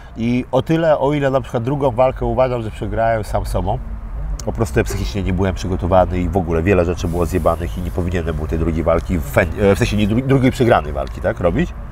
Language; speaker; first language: Polish; early bilingual, other home language; Armenian